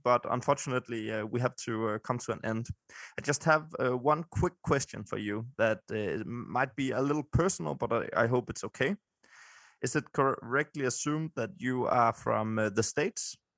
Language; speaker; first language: English; non-native, fluent; Danish